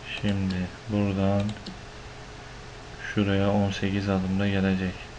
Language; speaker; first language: Turkish; native; Turkish